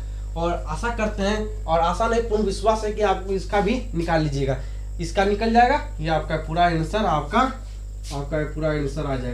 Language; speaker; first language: Hindi; native; Hindi